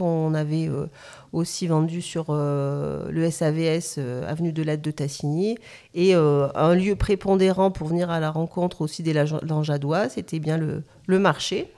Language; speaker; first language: French; native; French